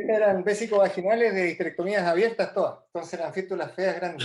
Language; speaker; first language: Spanish; native; Spanish